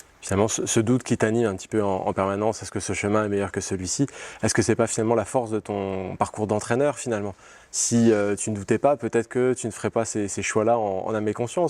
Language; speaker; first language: French; native; French